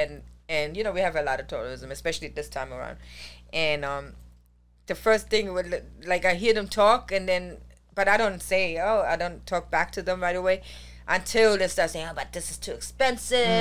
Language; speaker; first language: English; non-native, fluent; German